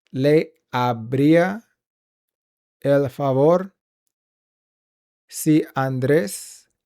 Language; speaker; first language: Spanish; non-native, learner; English